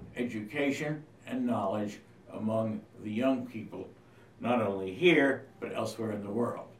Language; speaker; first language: English; native; English